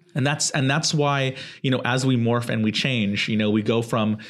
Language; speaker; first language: English; native; English